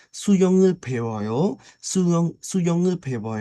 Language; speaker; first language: Korean; non-native, fluent; Khmer